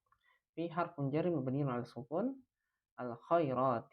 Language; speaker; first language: Arabic; non-native, fluent; Indonesian